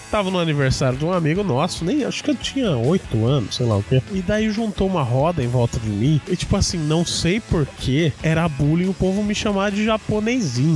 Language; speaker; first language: Portuguese; native; Portuguese